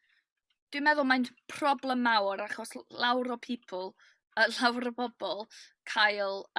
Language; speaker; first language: Welsh; non-native, learner; English